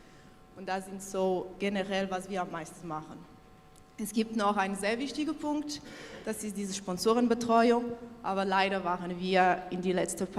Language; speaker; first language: German; non-native, local second language; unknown